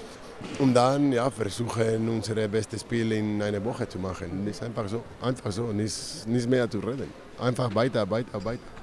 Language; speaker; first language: German; non-native, fluent; Spanish